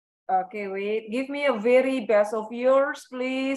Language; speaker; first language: English; non-native, fluent; Indonesian